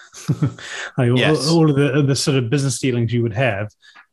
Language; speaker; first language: English; native; English